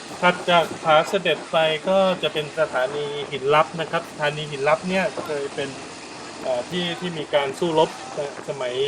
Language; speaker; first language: Thai; native; Thai